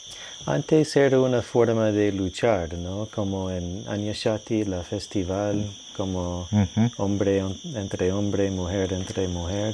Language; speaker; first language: Spanish; non-native, learner; English